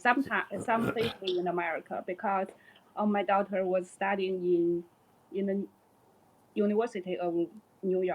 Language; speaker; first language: English; non-native, learner; Chinese